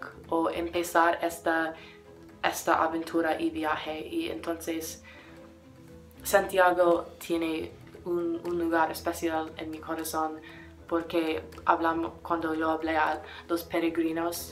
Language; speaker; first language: Spanish; non-native, learner; English